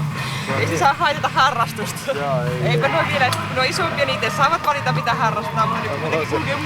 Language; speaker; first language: Finnish; native; Finnish